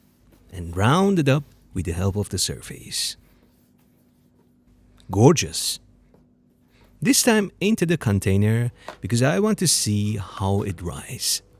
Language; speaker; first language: English; non-native, fluent; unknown